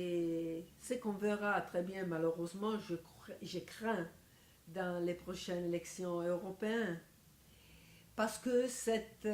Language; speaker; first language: French; non-native, fluent; Italian